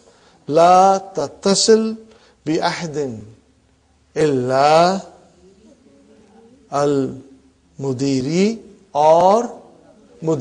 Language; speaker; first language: Arabic; non-native, fluent; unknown